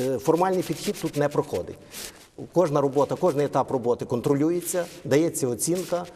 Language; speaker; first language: Ukrainian; native; Ukrainian